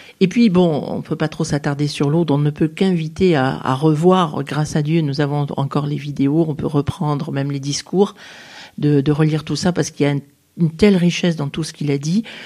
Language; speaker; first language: French; native; French